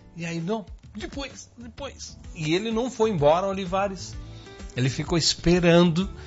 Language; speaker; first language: Portuguese; native; Portuguese